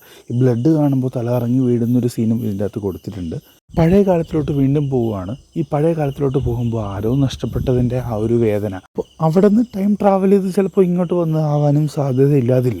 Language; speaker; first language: Malayalam; native; Malayalam